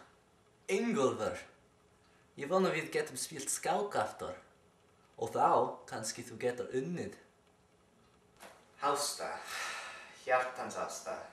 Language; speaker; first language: Icelandic; non-native, learner; English